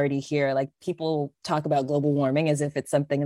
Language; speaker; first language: English; native; English